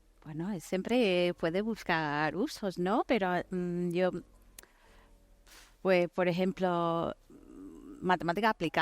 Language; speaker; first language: Spanish; non-native, fluent; English